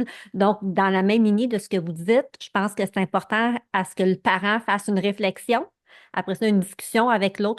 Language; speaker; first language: French; native; French